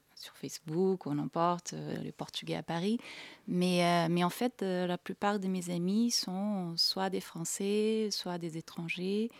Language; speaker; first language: French; non-native, fluent; Portuguese